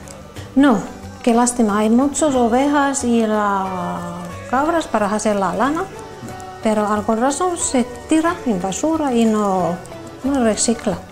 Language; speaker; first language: Spanish; non-native, learner; Finnish